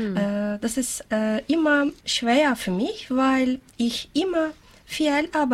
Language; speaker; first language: German; non-native, learner; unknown